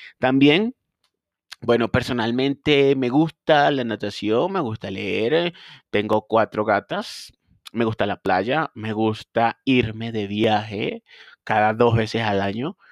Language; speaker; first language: Spanish; native; Spanish